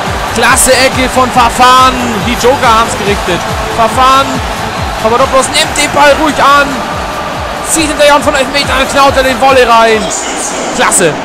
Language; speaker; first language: German; native; German